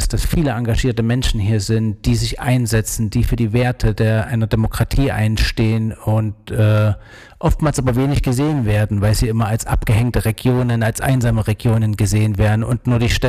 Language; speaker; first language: German; native; German